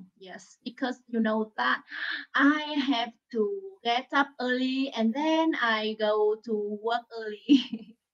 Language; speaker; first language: English; non-native, learner; Vietnamese